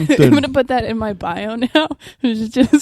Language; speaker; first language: English; native; English